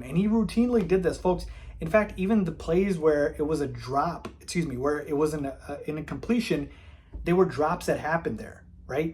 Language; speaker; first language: English; native; English